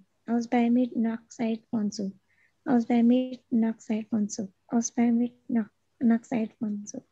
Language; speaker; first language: German; non-native, learner; Urdu